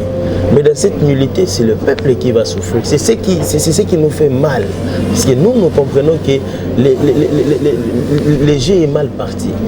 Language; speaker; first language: French; non-native, local second language; Lingala